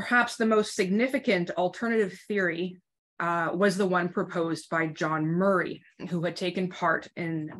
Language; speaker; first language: English; native; English